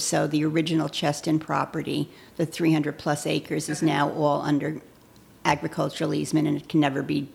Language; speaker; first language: English; native; English